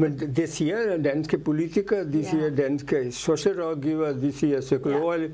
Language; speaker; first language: Danish; non-native, fluent; Urdu